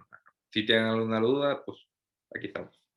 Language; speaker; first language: Spanish; native; Spanish